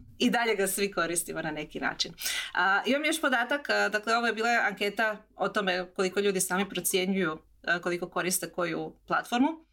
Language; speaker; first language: Croatian; native; Croatian